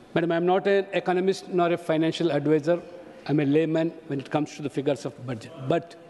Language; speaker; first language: Hindi; non-native, local second language; Telugu